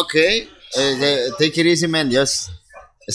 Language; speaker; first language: English; non-native, fluent; Spanish